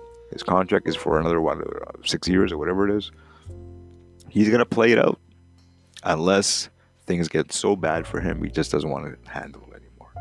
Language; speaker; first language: English; native; English